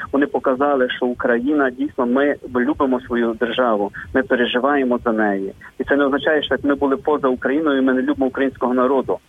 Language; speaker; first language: Ukrainian; native; Ukrainian